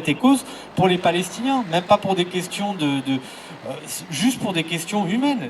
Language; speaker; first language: French; native; French